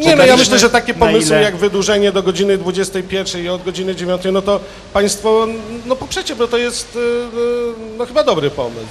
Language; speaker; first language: Polish; native; Polish